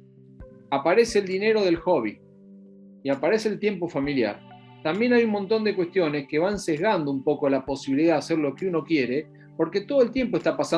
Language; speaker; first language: Spanish; native; Spanish